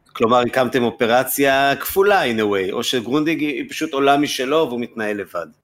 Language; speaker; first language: Hebrew; native; Hebrew